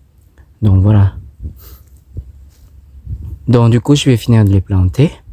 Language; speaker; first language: French; non-native, fluent; Thai